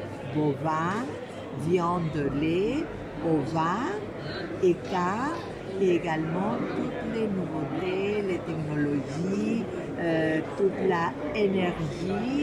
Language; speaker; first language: French; non-native, fluent; Spanish